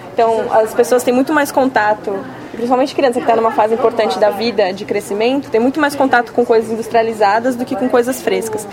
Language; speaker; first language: Portuguese; native; Portuguese